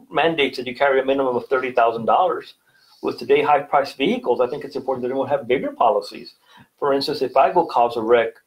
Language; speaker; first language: English; native; English